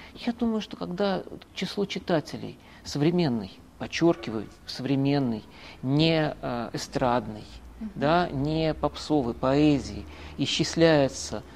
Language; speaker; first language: Russian; native; Russian